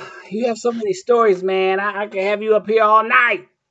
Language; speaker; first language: English; native; English